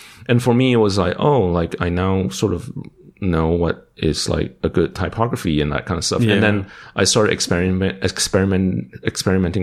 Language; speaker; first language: English; non-native, local second language; Cantonese